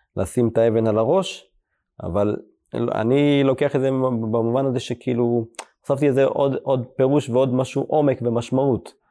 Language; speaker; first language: Hebrew; early bilingual, other home language; Amharic